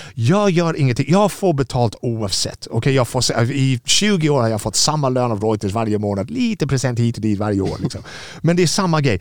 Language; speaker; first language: Swedish; non-native, fluent; English